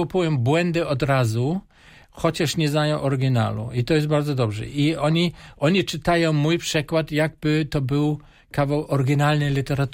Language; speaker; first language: Polish; non-native, fluent; German